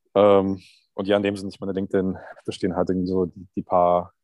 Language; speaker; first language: German; non-native, fluent; Turkish